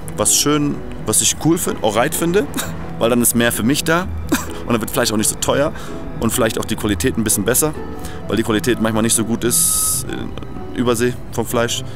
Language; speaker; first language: German; native; German